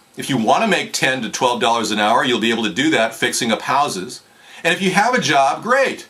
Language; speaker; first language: English; native; English